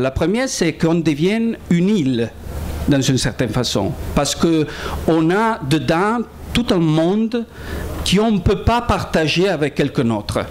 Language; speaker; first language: French; non-native, fluent; Italian